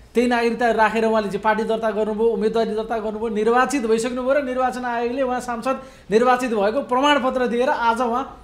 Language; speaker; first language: Nepali; native; Nepali